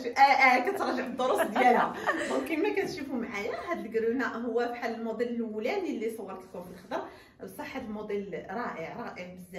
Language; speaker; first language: Arabic; native; Arabic